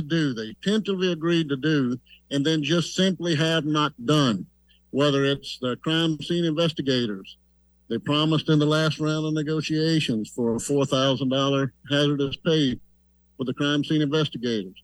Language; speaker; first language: English; native; English